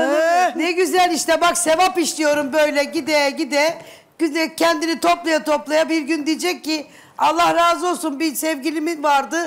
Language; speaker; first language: Turkish; native; Turkish